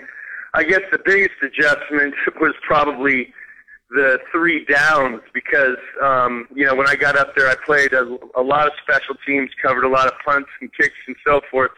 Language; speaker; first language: English; native; English